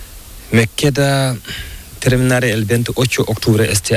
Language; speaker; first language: Spanish; non-native, learner; Fula